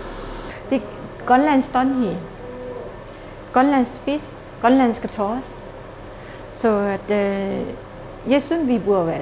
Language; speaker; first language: Danish; non-native, fluent; Thai